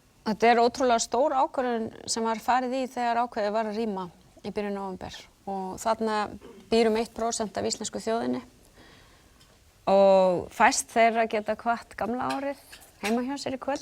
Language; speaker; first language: Icelandic; native; Icelandic